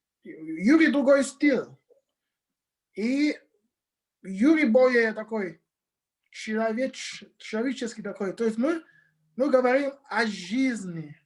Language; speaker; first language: Russian; non-native, fluent; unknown